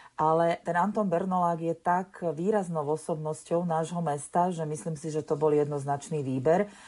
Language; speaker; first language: Slovak; native; Slovak